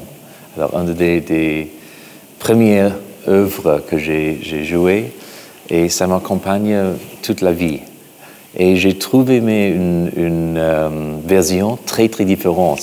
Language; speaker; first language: French; non-native, fluent; English